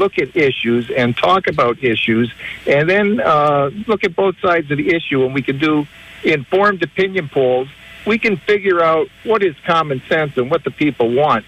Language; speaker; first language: English; native; English